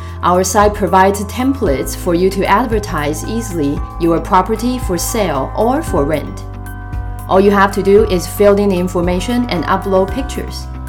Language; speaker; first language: English; non-native, fluent; Chinese